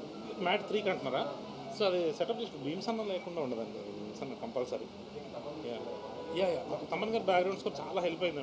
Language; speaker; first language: Telugu; native; Telugu